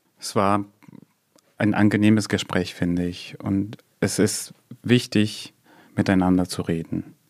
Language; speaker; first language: German; non-native, fluent; Russian